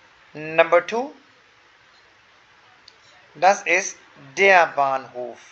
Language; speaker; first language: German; non-native, fluent; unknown